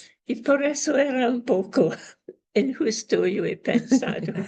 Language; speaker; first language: Spanish; non-native, learner; English